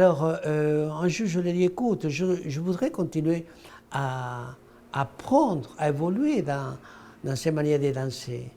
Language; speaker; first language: French; non-native, fluent; Spanish